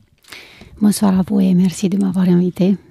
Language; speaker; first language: French; non-native, fluent; Romanian